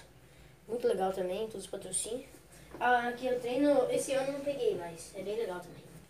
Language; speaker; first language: Portuguese; native; Portuguese